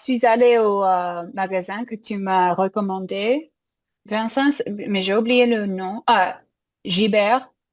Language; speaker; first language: French; non-native, fluent; English